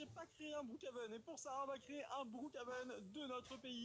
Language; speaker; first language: French; native; French